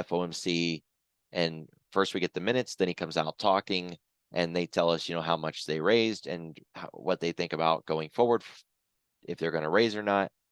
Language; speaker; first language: English; native; English